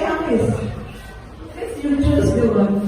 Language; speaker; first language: English; non-native, learner; Indonesian